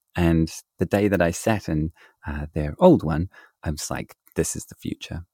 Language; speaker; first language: English; native; English